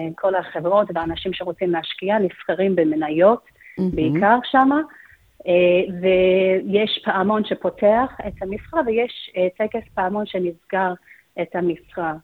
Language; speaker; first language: Hebrew; non-native, fluent; English